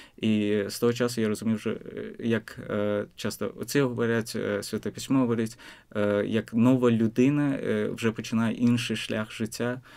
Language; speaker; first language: Ukrainian; non-native, fluent; Azerbaijani